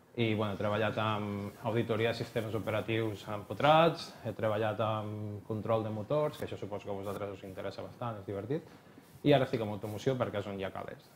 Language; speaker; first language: Catalan; native; Catalan